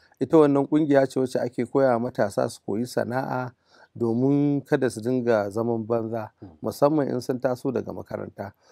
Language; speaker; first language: Hausa; native; Hausa